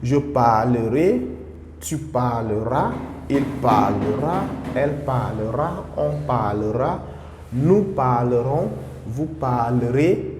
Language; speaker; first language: French; non-native, fluent; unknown